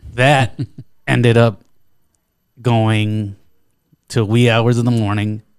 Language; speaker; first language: English; native; English